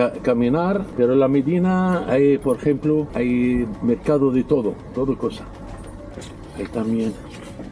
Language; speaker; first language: Spanish; non-native, learner; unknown